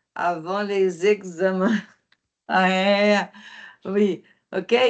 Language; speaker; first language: French; non-native, fluent; Portuguese